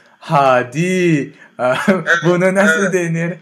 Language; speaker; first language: Turkish; non-native, fluent; French